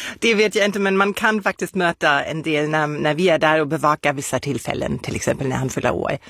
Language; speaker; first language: Swedish; non-native, fluent; German